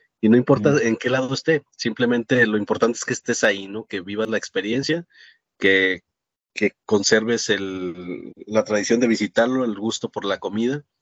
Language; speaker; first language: Spanish; native; Spanish